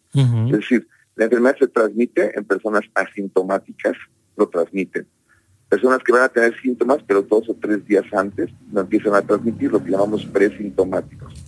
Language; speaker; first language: Spanish; native; Spanish